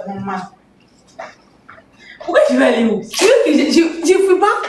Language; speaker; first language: French; non-native, local second language; Lingala